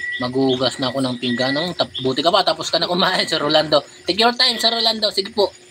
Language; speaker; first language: Filipino; non-native, local second language; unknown